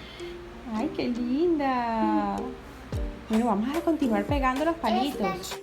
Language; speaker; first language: Spanish; native; Spanish